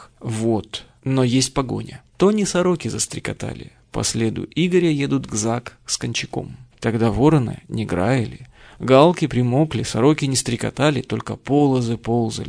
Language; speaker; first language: Russian; native; Russian